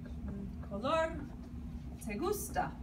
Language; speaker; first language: Spanish; non-native, fluent; English